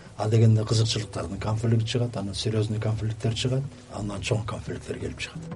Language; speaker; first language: Kyrgyz; native; Kyrgyz